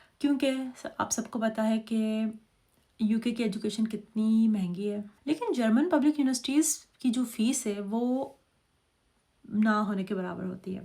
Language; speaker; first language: Urdu; non-native, local second language; Sindhi